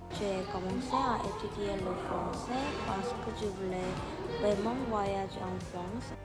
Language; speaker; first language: French; non-native, learner; Korean